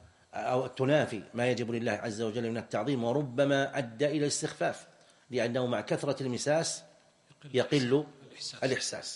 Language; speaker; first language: Arabic; native; Arabic